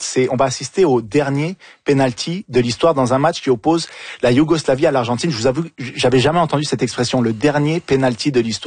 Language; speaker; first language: French; native; French